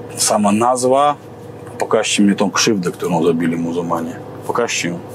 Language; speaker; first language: Polish; non-native, fluent; Chechen